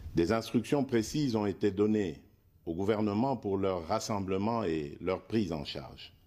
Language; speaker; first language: French; non-native, local second language; Luba-Lulua